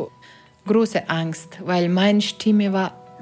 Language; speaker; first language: German; non-native, learner; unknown